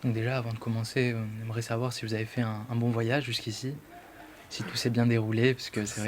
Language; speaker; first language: French; native; French